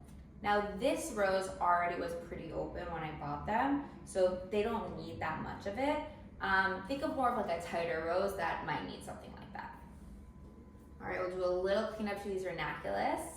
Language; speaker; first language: English; native; English